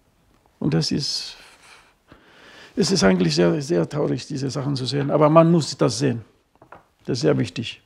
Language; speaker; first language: German; non-native, fluent; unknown